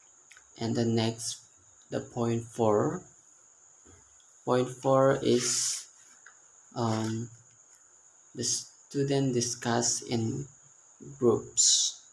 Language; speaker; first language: English; non-native, learner; Indonesian